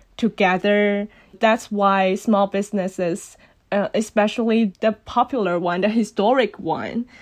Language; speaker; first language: English; non-native, fluent; Cantonese